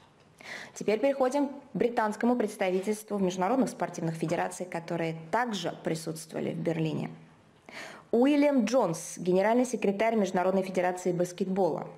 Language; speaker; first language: Russian; native; Russian